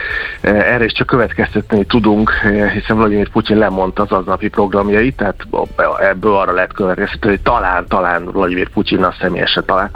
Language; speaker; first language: Hungarian; native; Hungarian